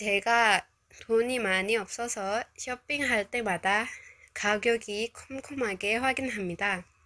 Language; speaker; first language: Korean; non-native, learner; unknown